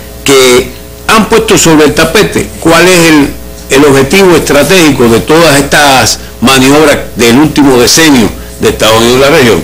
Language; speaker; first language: Spanish; native; Spanish